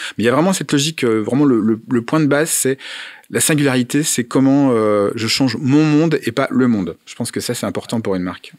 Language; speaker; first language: French; native; French